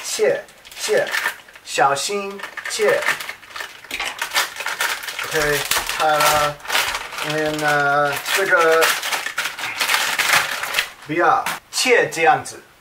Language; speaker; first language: Chinese; non-native, learner; English